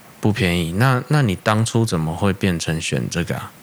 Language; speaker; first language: Chinese; native; Chinese